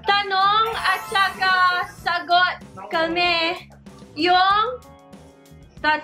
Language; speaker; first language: Filipino; early bilingual, heritage; English